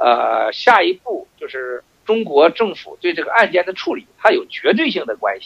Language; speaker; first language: Chinese; native; Chinese